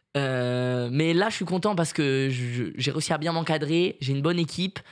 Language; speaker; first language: French; native; French